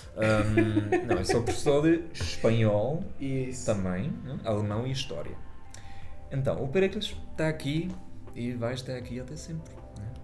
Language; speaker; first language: Portuguese; non-native, fluent; German